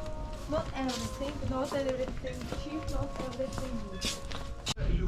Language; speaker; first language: English; non-native, learner; Russian